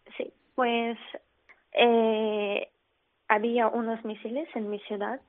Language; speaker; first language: Spanish; non-native, fluent; Ukrainian